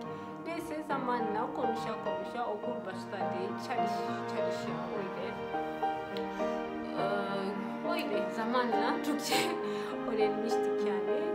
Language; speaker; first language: Turkish; non-native, fluent; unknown